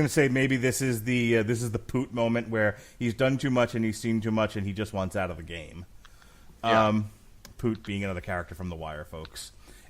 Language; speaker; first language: English; native; English